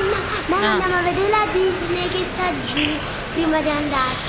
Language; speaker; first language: Italian; early bilingual, other home language; Portuguese